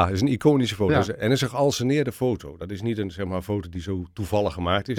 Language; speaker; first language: Dutch; native; Dutch